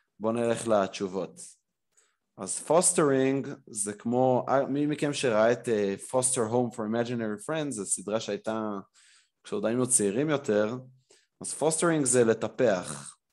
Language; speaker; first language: Hebrew; native; Hebrew